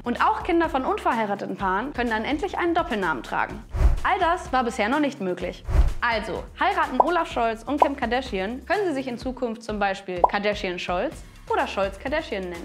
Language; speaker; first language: German; native; German